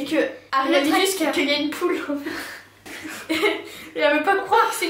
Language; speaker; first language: French; native; French